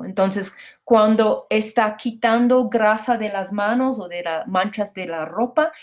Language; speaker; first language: Spanish; non-native, fluent; English